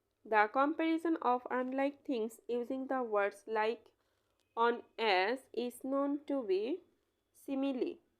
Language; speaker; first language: English; non-native, local second language; Bangla